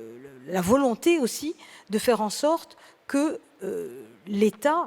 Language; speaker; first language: French; native; French